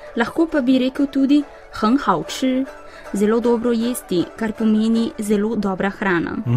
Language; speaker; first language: Slovenian; non-native, fluent; Chinese